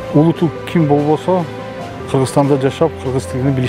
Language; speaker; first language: Kyrgyz; non-native, local second language; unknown